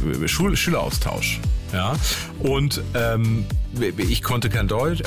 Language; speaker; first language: German; native; German